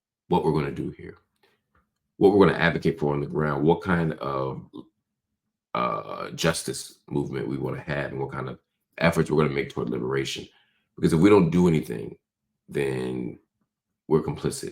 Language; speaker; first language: English; native; English